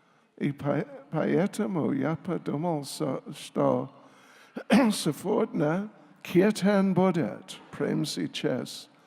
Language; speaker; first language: Russian; non-native, learner; English